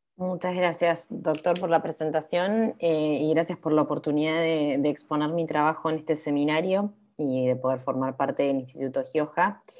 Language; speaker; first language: Spanish; native; Spanish